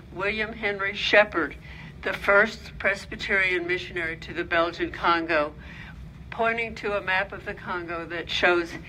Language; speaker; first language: English; native; English